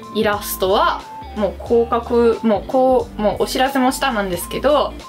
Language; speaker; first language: Japanese; non-native, fluent; Italian